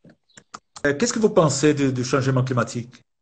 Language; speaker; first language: French; non-native, fluent; Portuguese